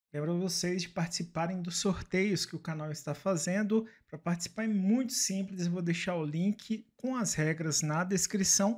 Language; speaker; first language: Portuguese; native; Portuguese